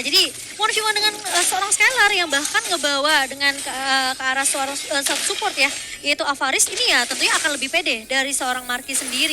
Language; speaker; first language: Indonesian; native; Indonesian